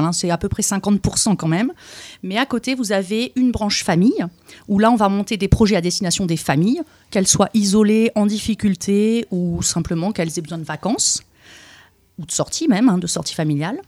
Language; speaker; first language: French; native; French